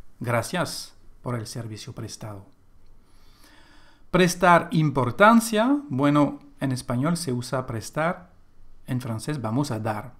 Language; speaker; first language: Spanish; non-native, fluent; French